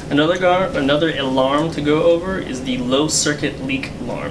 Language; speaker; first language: English; native; English